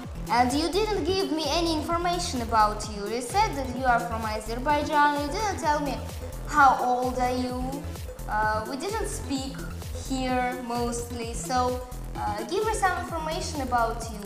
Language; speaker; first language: English; non-native, learner; Russian